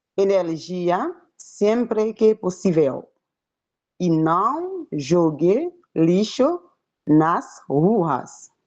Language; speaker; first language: Portuguese; non-native, learner; Haitian Creole